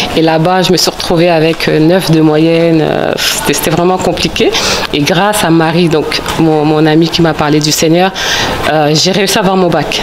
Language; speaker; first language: French; early bilingual, other home language; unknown